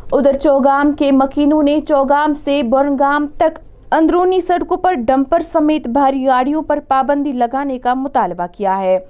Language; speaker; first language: Urdu; non-native, local second language; Kashmiri